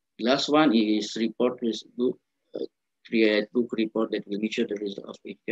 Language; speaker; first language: English; non-native, learner; Indonesian